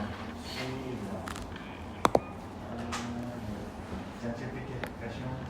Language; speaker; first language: French; non-native, learner; Khmer